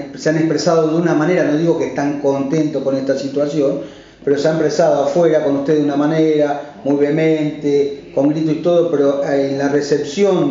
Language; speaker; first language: Spanish; native; Spanish